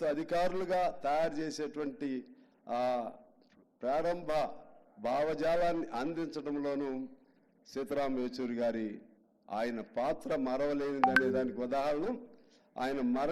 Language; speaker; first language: Telugu; native; Telugu